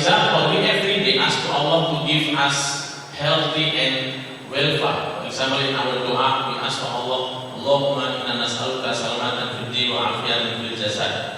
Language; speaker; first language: English; non-native, fluent; Indonesian